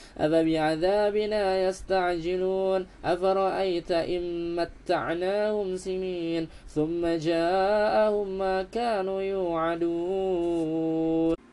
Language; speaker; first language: Arabic; non-native, learner; Indonesian